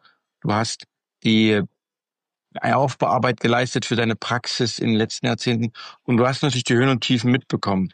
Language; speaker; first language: German; native; German